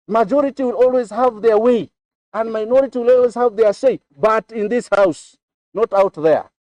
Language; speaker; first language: English; non-native, local second language; Swahili